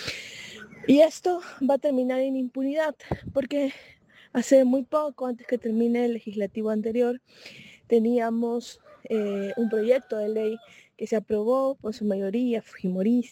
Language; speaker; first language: Spanish; native; Spanish